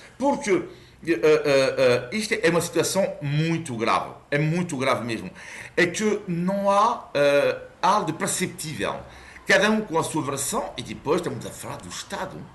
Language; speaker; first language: Portuguese; non-native, fluent; French